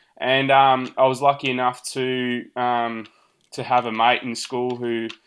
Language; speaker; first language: English; early bilingual, other home language; Portuguese